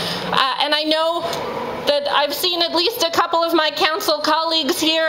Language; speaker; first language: English; native; English